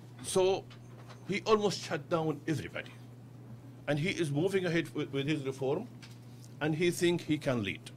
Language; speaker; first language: English; non-native, fluent; Arabic